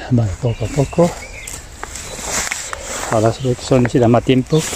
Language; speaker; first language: Spanish; non-native, learner; Chinese